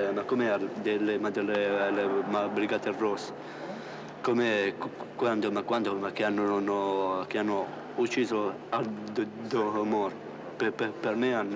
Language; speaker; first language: Italian; non-native, learner; French